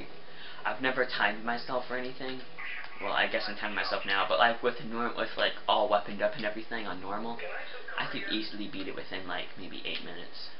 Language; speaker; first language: English; native; English